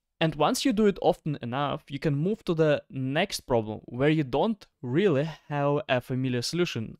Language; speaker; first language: English; non-native, fluent; Ukrainian